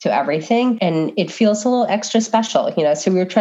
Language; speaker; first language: English; non-native, local second language; Filipino